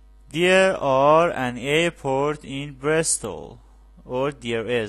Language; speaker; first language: English; non-native, fluent; Persian